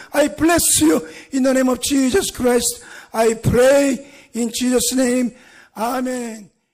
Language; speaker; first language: English; non-native, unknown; Korean